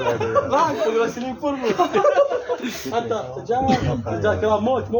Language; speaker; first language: Arabic; non-native, learner; Urdu